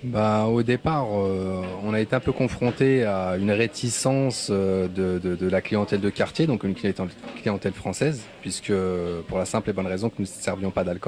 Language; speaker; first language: French; native; French